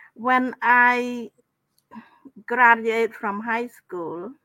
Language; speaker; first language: English; non-native, fluent; Khmer